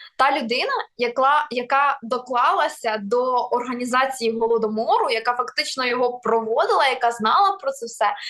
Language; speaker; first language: Ukrainian; non-native, local second language; Russian